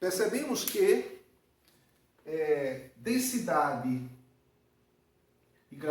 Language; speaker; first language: Portuguese; native; Portuguese